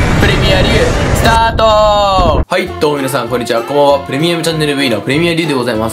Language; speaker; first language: Japanese; native; Japanese